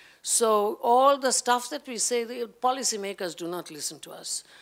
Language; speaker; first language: English; non-native, local second language; Bangla